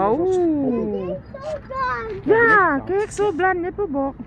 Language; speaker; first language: Dutch; non-native, learner; Thai